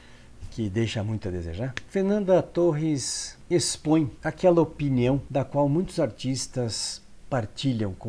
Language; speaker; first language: Portuguese; native; Portuguese